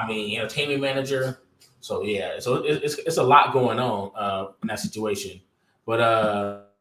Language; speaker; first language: English; native; English